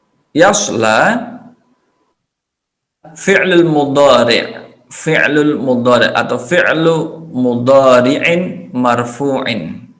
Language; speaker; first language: Arabic; non-native, fluent; Indonesian